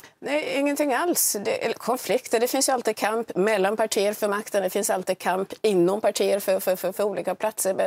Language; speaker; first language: Swedish; early bilingual, other home language; Swahili